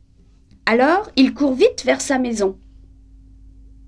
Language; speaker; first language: French; native; French